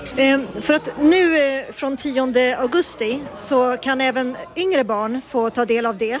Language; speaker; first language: Swedish; native; Swedish